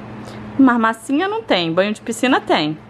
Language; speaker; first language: Portuguese; native; Portuguese